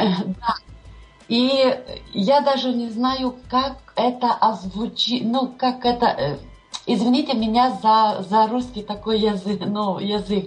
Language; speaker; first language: Russian; non-native, fluent; Lithuanian